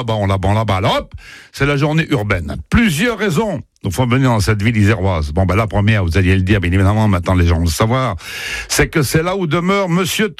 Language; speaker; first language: French; native; French